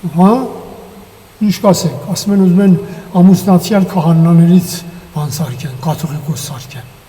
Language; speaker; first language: Armenian; native; Armenian